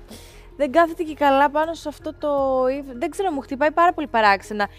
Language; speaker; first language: Greek; native; Greek